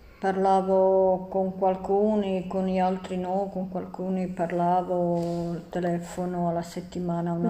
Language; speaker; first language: Italian; non-native, learner; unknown